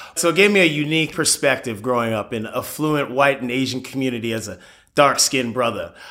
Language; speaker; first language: English; native; English